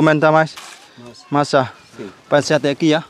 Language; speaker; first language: Portuguese; non-native, learner; Vietnamese